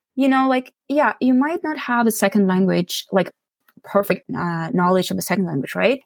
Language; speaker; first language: English; non-native, fluent; Ukrainian